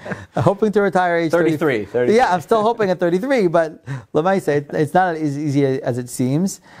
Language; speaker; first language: English; non-native, fluent; Hebrew